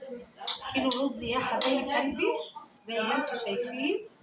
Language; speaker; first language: Arabic; native; Arabic